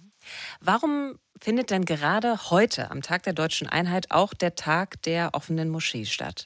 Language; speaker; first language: German; native; German